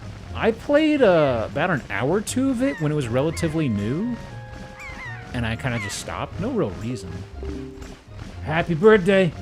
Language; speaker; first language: English; native; English